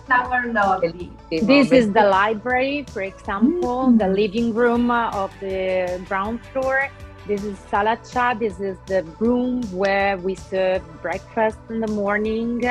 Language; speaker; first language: English; non-native, local second language; Italian